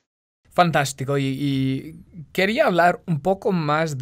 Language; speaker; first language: Spanish; non-native, fluent; English